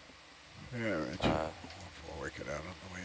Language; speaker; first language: English; native; English